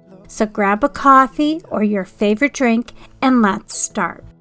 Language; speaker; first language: English; native; English